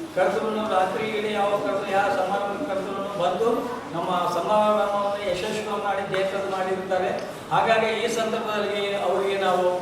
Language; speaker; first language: Kannada; non-native, local second language; Telugu